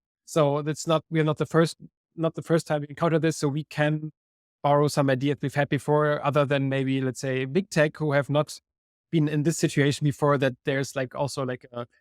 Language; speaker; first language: English; non-native, fluent; German